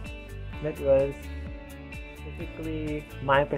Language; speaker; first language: English; non-native, learner; Indonesian